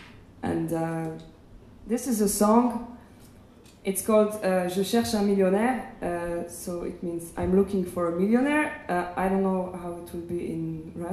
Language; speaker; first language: English; non-native, fluent; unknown